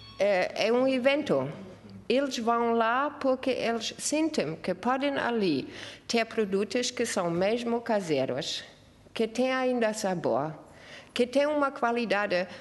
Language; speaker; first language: Portuguese; non-native, fluent; German